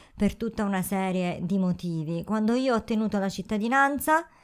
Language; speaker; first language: Italian; native; Italian